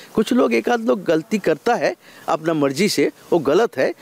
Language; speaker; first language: Hindi; non-native, local second language; Bangla